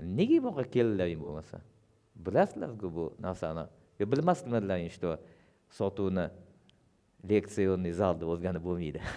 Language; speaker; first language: Uzbek; non-native, local second language; Russian